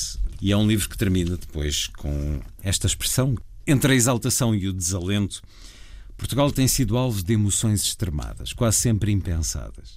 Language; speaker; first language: Portuguese; native; Portuguese